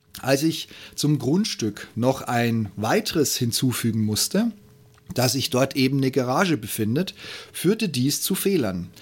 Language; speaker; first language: German; native; German